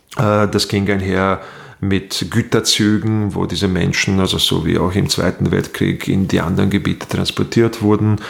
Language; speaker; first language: German; non-native, fluent; Bosnian